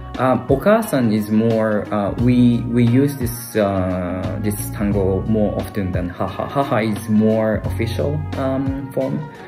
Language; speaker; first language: English; non-native, fluent; Japanese